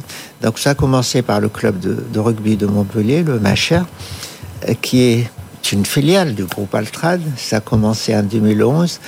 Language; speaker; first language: French; non-native, fluent; Arabic